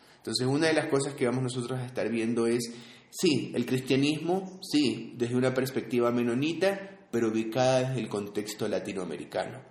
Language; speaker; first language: Spanish; native; Spanish